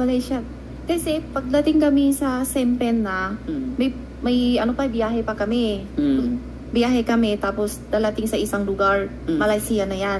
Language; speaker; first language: Filipino; non-native, learner; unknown